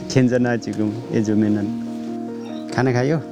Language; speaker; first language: Korean; non-native, learner; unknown